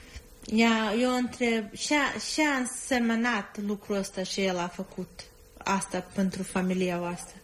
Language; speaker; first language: Romanian; non-native, fluent; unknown